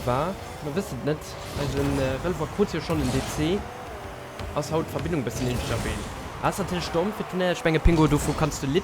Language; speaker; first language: German; non-native, local second language; Luxembourgish